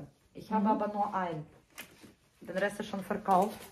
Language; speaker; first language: German; non-native, fluent; Russian